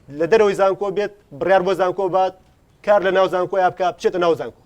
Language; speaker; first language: Central Kurdish; native; Central Kurdish